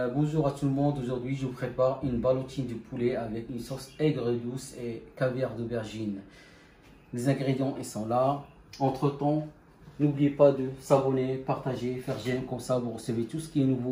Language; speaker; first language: French; non-native, local second language; Arabic